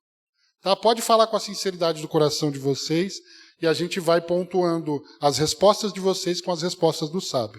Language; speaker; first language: Portuguese; native; Portuguese